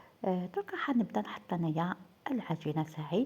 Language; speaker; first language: Arabic; native; Arabic